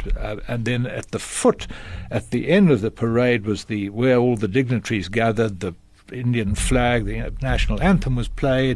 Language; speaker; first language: English; native; English